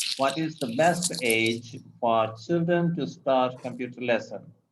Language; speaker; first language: English; non-native, local second language; Urdu